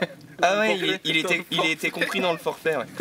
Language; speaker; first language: French; native; French